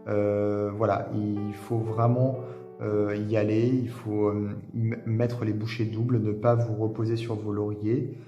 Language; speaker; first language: French; native; French